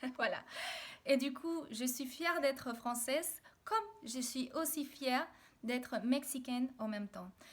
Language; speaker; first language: French; non-native, fluent; Spanish